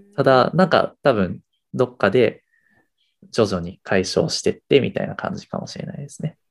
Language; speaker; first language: Japanese; early bilingual, heritage; Japanese